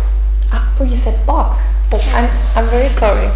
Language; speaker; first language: English; non-native, fluent; German